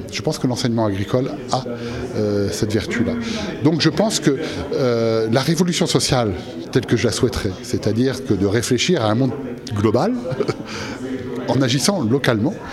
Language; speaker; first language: French; native; French